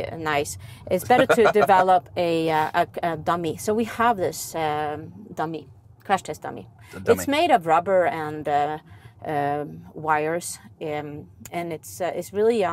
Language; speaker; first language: English; non-native, fluent; Swedish